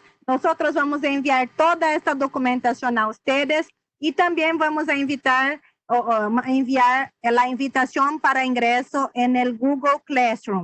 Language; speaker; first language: Spanish; non-native, fluent; Portuguese